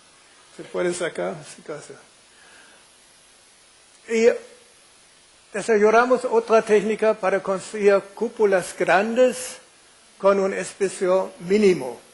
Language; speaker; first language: Spanish; non-native, fluent; German